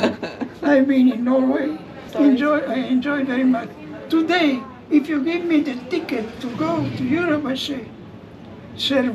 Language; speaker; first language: English; non-native, learner; German